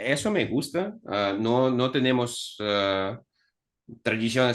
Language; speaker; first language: Spanish; non-native, fluent; Russian